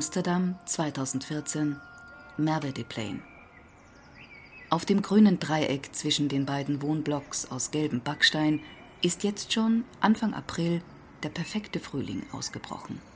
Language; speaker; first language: German; native; German